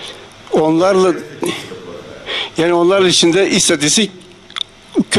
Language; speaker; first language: Turkish; non-native, fluent; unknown